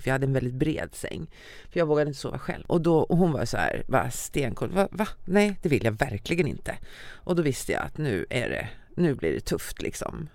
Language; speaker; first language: Swedish; native; Swedish